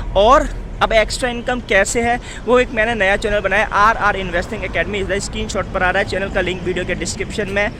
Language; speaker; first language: Hindi; native; Hindi